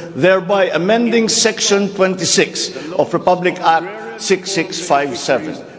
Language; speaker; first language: English; non-native, local second language; Filipino